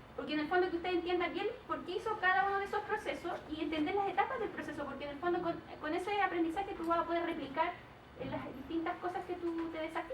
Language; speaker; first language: Spanish; native; Spanish